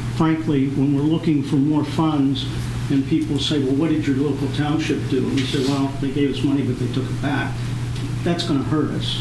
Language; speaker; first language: English; native; English